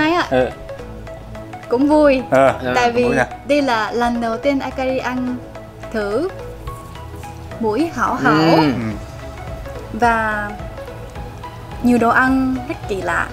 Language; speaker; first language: Vietnamese; non-native, learner; Japanese